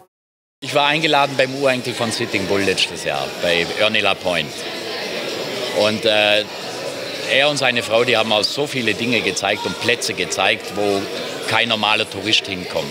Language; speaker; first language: German; native; German